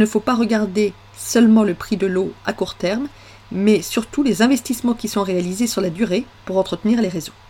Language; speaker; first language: French; native; French